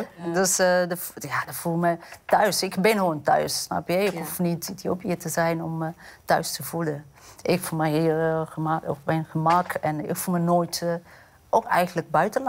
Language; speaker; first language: Dutch; non-native, fluent; Amharic